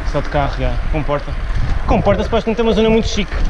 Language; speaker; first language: Portuguese; native; Portuguese